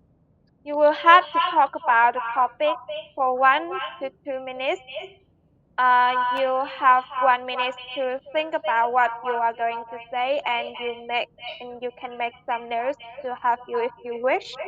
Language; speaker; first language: English; non-native, learner; Vietnamese